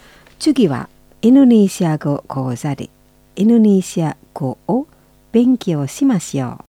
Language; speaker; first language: Japanese; non-native, fluent; Indonesian